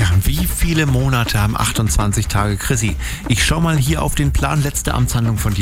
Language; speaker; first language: German; native; German